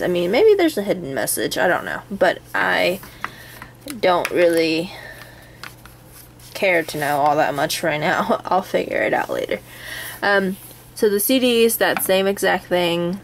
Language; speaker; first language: English; native; English